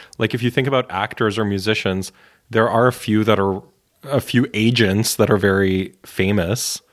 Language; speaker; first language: English; native; English